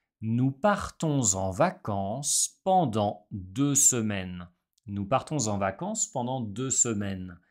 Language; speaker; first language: French; non-native, fluent; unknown